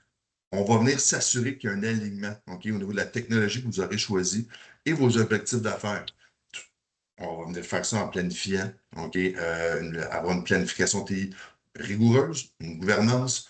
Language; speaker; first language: French; native; French